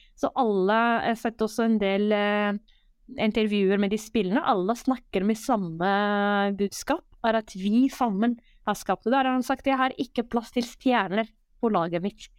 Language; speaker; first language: Norwegian; non-native, fluent; Arabic